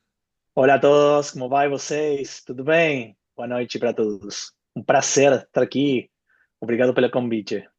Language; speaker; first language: Portuguese; non-native, fluent; Spanish